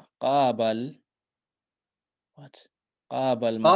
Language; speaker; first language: Arabic; non-native, learner; English